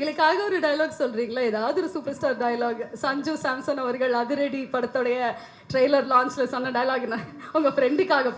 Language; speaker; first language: Tamil; native; Tamil